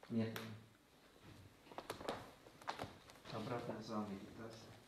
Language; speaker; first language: Russian; non-native, learner; Thai